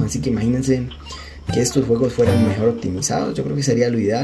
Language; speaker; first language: Spanish; native; Spanish